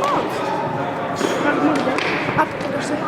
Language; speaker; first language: Russian; native; Russian